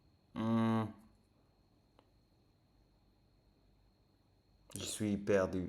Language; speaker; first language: French; non-native, fluent; English